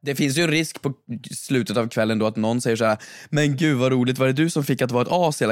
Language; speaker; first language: Swedish; native; Swedish